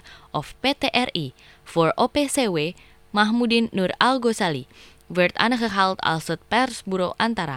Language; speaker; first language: Dutch; non-native, fluent; Indonesian